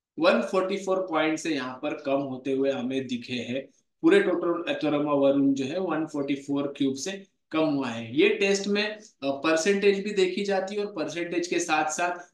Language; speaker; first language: Hindi; non-native, local second language; Marathi